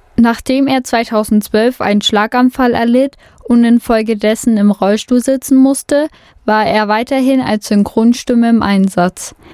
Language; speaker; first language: German; native; German